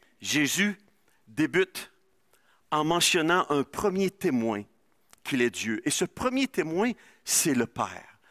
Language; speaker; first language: French; native; French